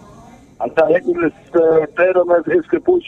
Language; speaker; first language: Hindi; non-native, learner; Persian